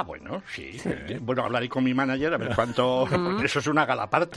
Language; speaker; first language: Spanish; native; Spanish